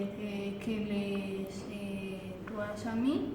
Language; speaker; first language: French; non-native, learner; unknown